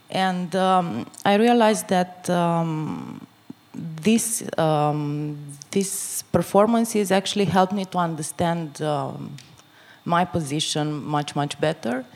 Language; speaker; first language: English; non-native, fluent; Romanian